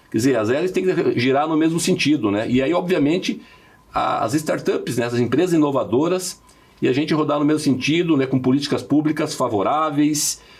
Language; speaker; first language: Portuguese; native; Portuguese